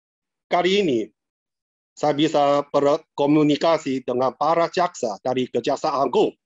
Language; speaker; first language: Indonesian; non-native, fluent; Chinese